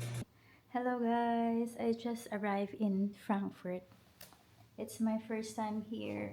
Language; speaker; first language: English; non-native, local second language; Filipino